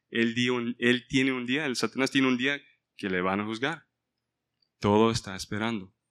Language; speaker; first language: Spanish; early bilingual, heritage; Spanish